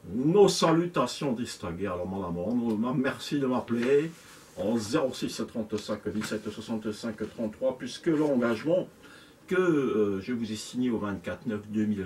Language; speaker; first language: French; native; French